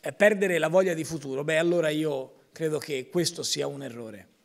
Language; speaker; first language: Italian; native; Italian